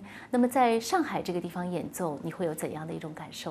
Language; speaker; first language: Chinese; native; Chinese